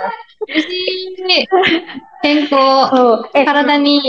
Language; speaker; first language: Japanese; native; Japanese